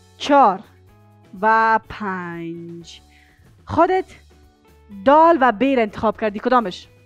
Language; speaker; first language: Persian; native; Persian